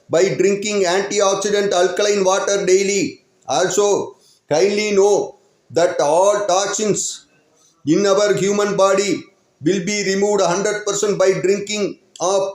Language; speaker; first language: English; non-native, local second language; Tamil